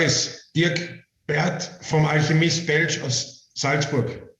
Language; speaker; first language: German; native; German